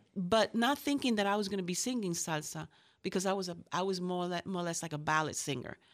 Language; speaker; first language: English; early bilingual, other home language; Spanish